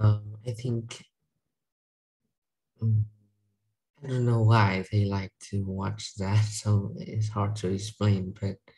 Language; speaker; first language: English; non-native, learner; Vietnamese